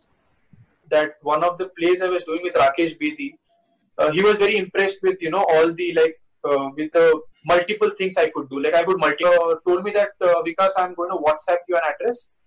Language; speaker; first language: English; non-native, local second language; Hindi